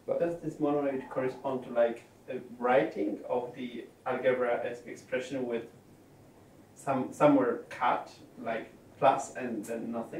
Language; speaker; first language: English; non-native, fluent; Polish